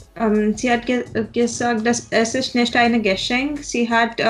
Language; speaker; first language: German; non-native, learner; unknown